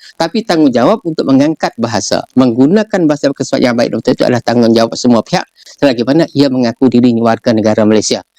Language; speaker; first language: Malay; native; Malay